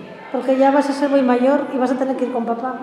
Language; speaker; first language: Spanish; native; Spanish